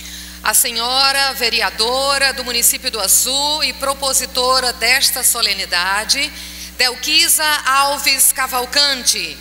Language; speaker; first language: Portuguese; native; Portuguese